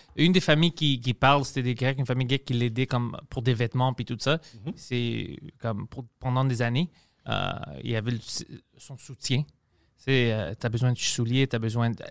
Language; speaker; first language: French; non-native, fluent; Greek